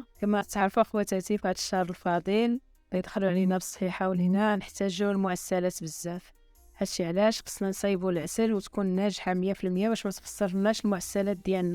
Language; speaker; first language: Arabic; native; Arabic